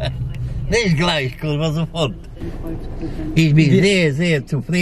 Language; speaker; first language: German; non-native, learner; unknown